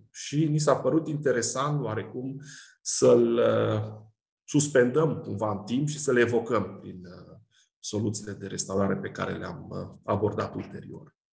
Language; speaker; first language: Romanian; native; Romanian